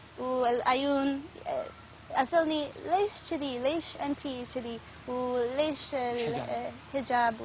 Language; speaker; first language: Egyptian Arabic; non-native, learner; Spanish